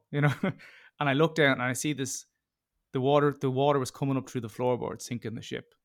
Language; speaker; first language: English; native; English